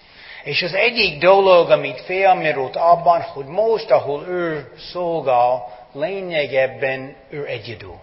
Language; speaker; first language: Hungarian; non-native, fluent; English